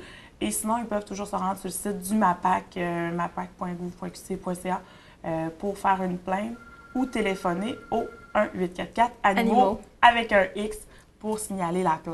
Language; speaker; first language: French; native; French